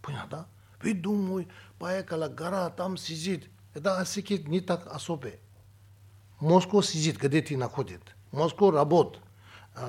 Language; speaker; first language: Russian; non-native, learner; Tibetan